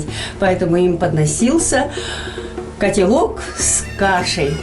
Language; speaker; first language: Russian; native; Russian